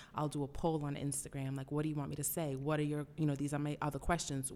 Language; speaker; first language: English; early bilingual, other home language; Spanish